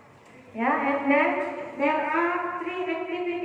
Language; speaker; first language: English; non-native, learner; Indonesian